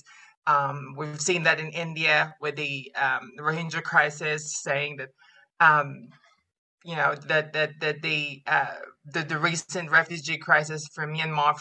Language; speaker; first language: English; non-native, local second language; Filipino